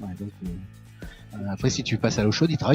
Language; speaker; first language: French; native; French